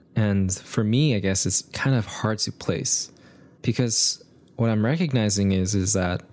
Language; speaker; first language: English; native; English